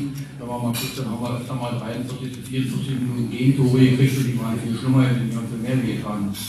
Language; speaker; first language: German; native; German